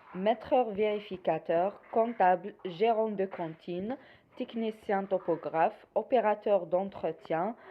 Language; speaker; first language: French; non-native, local second language; Arabic